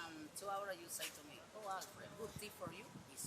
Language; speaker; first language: English; non-native, learner; Spanish